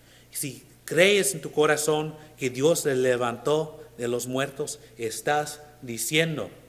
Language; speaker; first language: Spanish; non-native, learner; English